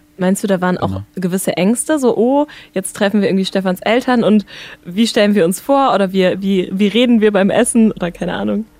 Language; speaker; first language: German; native; German